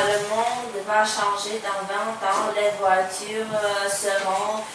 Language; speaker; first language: French; non-native, learner; Ukrainian